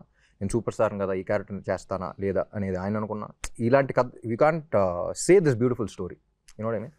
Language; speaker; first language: Telugu; native; Telugu